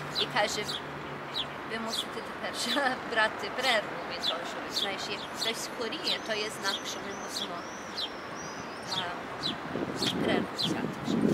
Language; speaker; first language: Ukrainian; early bilingual, heritage; Ukrainian